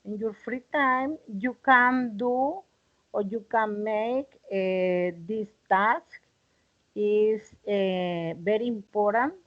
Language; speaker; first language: English; non-native, learner; Spanish